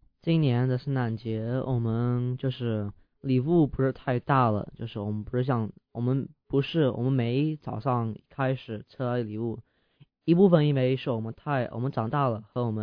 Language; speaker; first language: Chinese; early bilingual, heritage; English